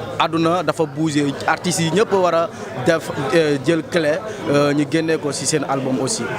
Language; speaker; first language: Wolof; non-native, local second language; Mandingo